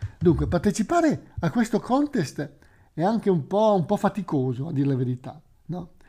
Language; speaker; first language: Italian; native; Italian